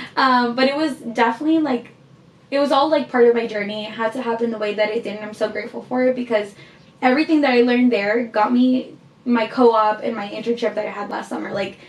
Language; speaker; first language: English; early bilingual, heritage; Spanish